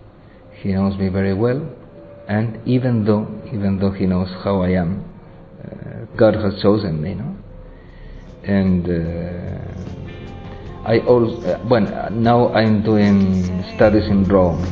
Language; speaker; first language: English; non-native, fluent; Spanish